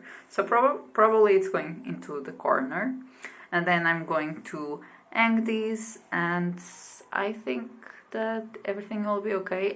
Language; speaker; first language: English; non-native, fluent; Portuguese